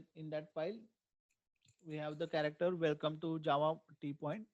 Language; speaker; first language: English; non-native, local second language; Marathi